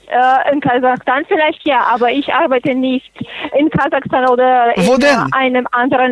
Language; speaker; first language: German; non-native, fluent; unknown